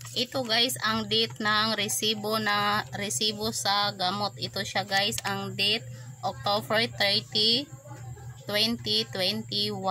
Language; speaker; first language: Filipino; non-native, local second language; Cebuano